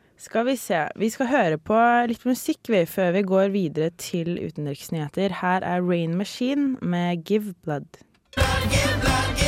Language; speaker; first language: Norwegian; native; Norwegian